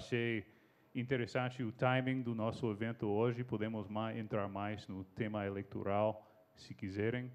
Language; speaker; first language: Portuguese; non-native, fluent; English